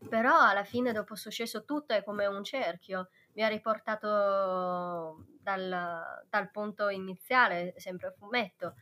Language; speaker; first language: Italian; non-native, fluent; Chinese